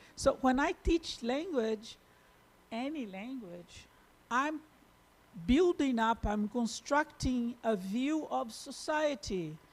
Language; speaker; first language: English; non-native, fluent; Portuguese